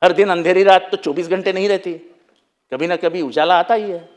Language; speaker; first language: Hindi; non-native, local second language; Marathi